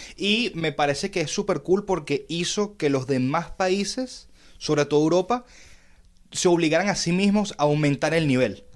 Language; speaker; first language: Spanish; native; Spanish